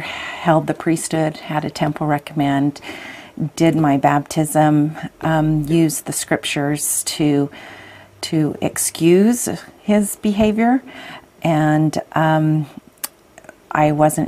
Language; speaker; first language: English; native; English